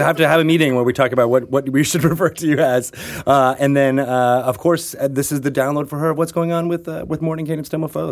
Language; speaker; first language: English; native; English